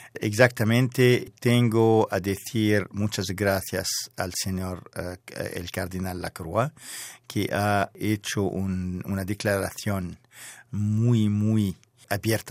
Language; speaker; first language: Spanish; non-native, fluent; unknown